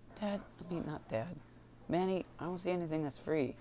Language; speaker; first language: English; native; English